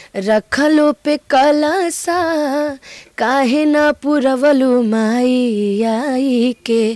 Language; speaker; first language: Hindi; native; Hindi